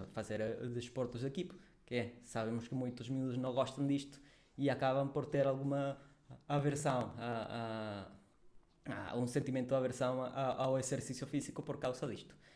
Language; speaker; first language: Portuguese; non-native, fluent; Spanish